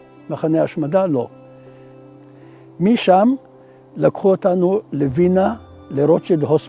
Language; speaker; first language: Hebrew; early bilingual, other home language; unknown